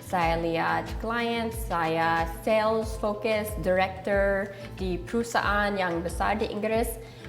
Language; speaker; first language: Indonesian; non-native, learner; English